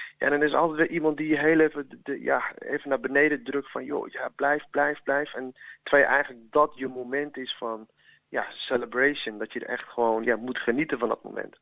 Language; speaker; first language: Dutch; early bilingual, other home language; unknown